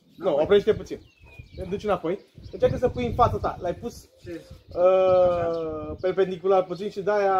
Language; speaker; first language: Romanian; native; Romanian